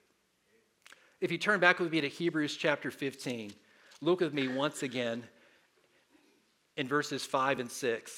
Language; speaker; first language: English; native; English